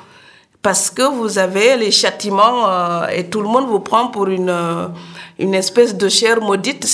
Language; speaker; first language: French; non-native, local second language; Serer